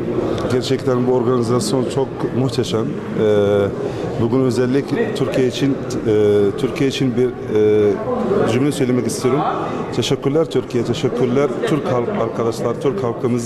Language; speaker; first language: Turkish; non-native, fluent; Arabic